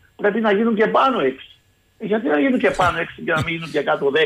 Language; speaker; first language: Greek; native; Greek